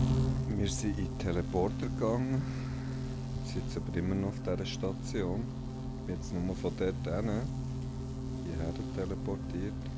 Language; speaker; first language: German; native; German